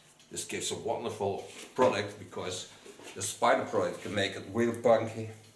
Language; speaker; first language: English; non-native, fluent; Dutch